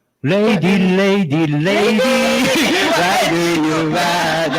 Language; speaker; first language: English; non-native, learner; Japanese